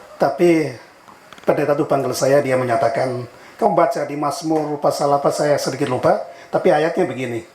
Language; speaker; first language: Indonesian; native; Indonesian